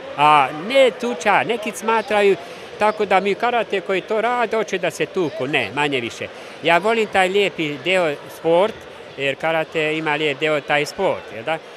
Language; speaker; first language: Bosnian; non-native, local second language; Hungarian